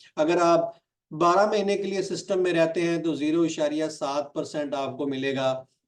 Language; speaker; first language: Urdu; non-native, local second language; Punjabi